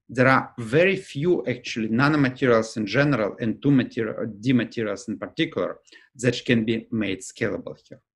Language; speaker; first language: English; non-native, fluent; Ukrainian